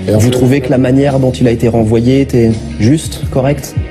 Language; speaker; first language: French; native; French